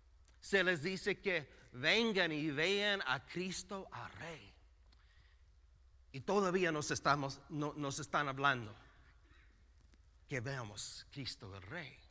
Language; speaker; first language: Spanish; non-native, fluent; English